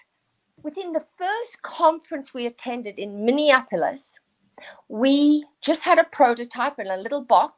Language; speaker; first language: English; native; English